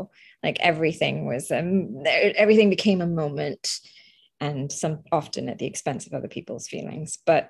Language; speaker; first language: English; early bilingual, other home language; Bangla